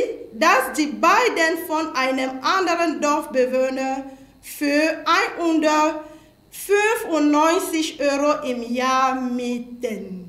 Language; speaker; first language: German; non-native, fluent; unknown